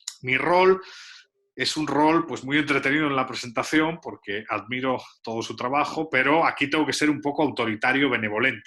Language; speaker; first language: Spanish; native; Spanish